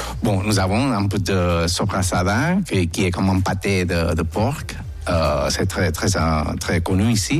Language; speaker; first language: French; non-native, learner; Spanish